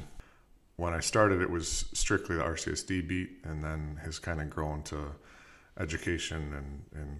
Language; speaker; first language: English; native; English